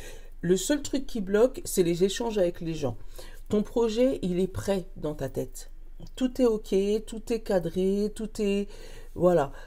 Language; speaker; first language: French; native; French